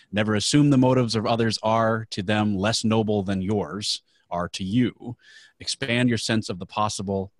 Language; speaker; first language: English; native; English